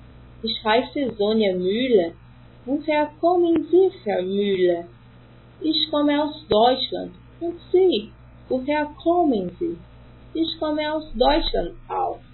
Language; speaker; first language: German; non-native, fluent; Portuguese